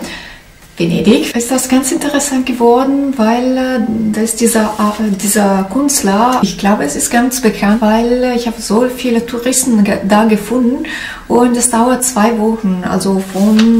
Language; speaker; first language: German; non-native, learner; Italian